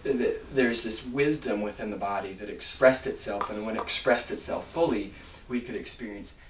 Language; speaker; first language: English; native; English